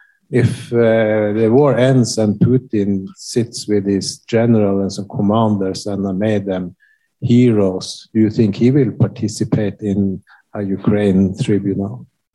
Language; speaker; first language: English; non-native, fluent; Norwegian